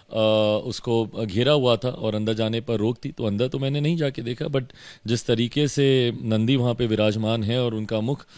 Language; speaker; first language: Hindi; native; Hindi